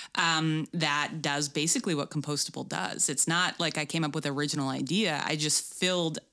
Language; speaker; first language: English; native; English